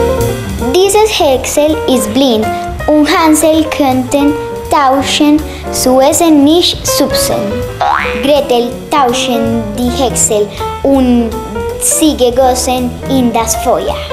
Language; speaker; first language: German; non-native, learner; Spanish